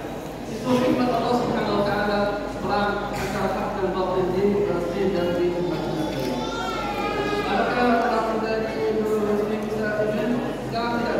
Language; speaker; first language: Indonesian; non-native, learner; Arabic